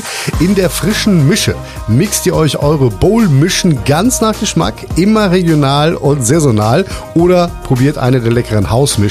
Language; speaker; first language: German; native; German